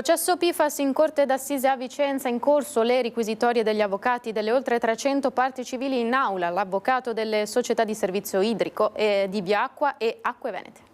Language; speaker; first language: Italian; native; Italian